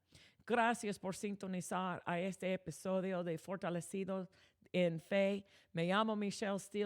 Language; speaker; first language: Spanish; non-native, fluent; English